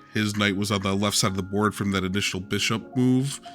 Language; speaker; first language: English; native; English